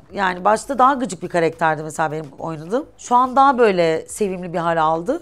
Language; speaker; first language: Turkish; native; Turkish